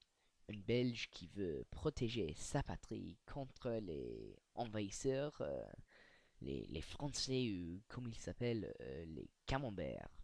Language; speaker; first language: French; non-native, learner; English